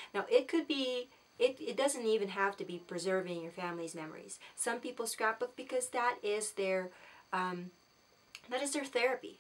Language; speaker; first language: English; non-native, local second language; Filipino